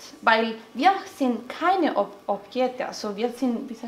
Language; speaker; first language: German; non-native, learner; Spanish